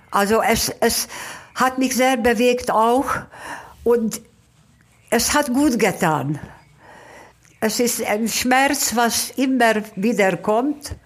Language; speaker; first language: German; non-native, fluent; Hungarian